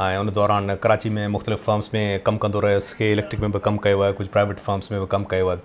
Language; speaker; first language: Sindhi; non-native, local second language; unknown